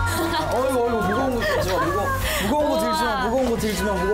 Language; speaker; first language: Korean; native; Korean